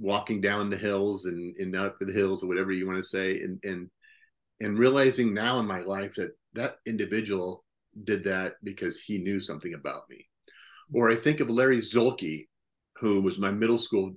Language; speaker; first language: English; native; English